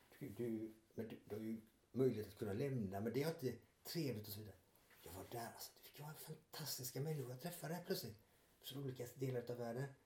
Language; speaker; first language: Swedish; early bilingual, other home language; Yiddish